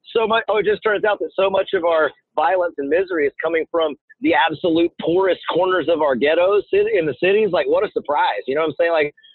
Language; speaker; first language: English; native; English